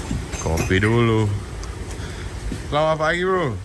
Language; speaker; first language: Indonesian; non-native, learner; Danish